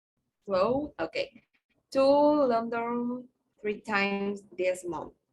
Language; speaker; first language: English; non-native, learner; Spanish